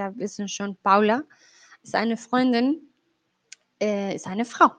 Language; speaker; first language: German; non-native, fluent; Spanish